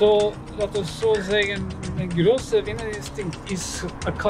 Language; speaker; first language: Dutch; non-native, fluent; Norwegian